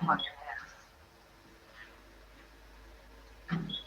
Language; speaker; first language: English; native; English